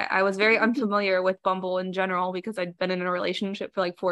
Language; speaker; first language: English; native; English